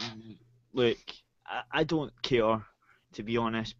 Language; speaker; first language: English; native; English